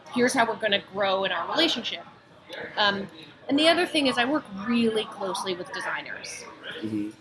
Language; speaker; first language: English; native; English